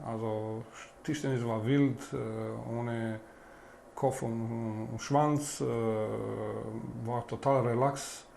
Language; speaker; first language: German; non-native, fluent; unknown